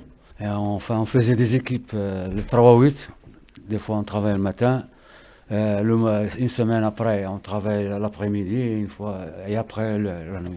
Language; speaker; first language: French; non-native, local second language; Arabic